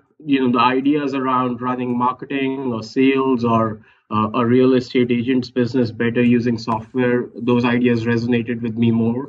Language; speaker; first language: English; non-native, local second language; Hindi